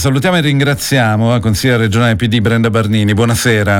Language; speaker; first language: Italian; native; Italian